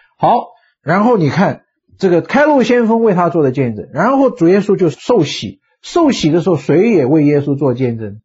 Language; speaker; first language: Chinese; native; Chinese